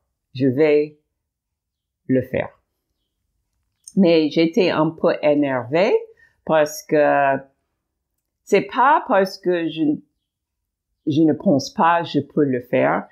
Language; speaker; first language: French; non-native, learner; English